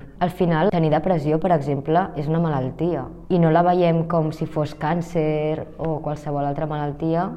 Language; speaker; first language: Catalan; early bilingual, other home language; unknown